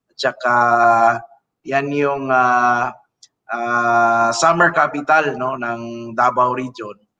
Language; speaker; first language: Filipino; non-native, local second language; Cebuano